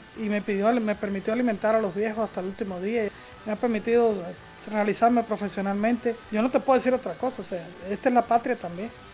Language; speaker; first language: Spanish; native; Spanish